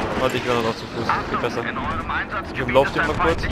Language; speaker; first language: German; native; German